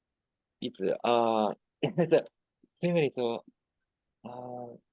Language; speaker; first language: Chinese; non-native, learner; Japanese